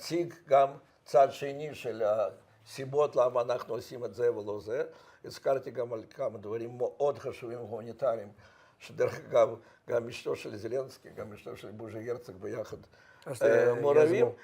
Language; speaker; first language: Hebrew; non-native, fluent; Russian